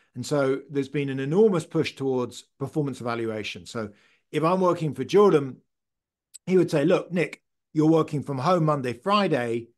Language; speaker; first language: English; native; English